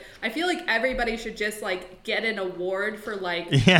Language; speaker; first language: English; native; English